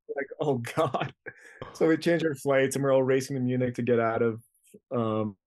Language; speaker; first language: English; early bilingual, other home language; Greek